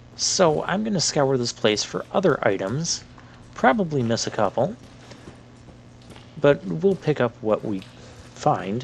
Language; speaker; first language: English; native; English